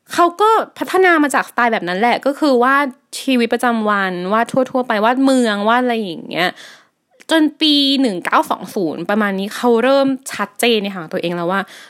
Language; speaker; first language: Thai; native; Thai